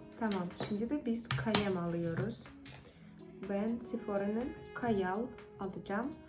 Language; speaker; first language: Turkish; non-native, fluent; Russian